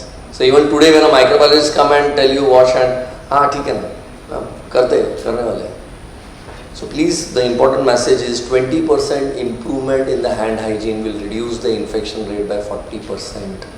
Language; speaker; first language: English; non-native, local second language; Marathi